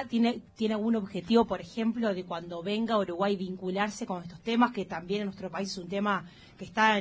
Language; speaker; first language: Spanish; native; Spanish